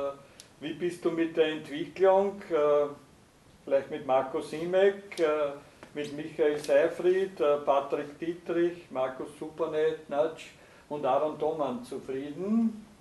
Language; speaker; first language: German; native; German